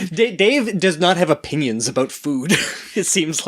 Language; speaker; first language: English; native; English